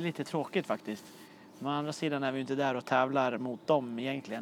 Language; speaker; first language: Swedish; native; Swedish